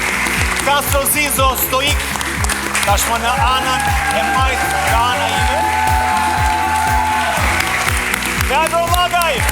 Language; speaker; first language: Albanian; native; Albanian